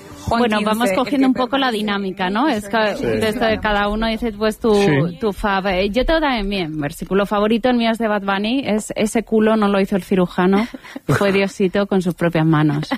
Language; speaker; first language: Spanish; native; Spanish